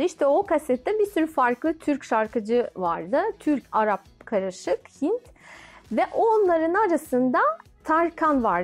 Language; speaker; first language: Turkish; non-native, fluent; Russian